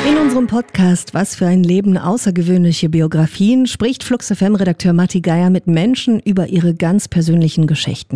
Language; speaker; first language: German; native; German